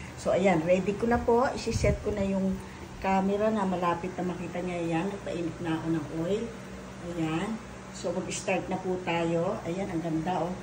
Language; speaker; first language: Filipino; native; Filipino